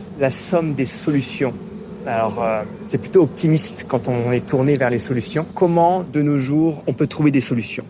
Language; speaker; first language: French; native; French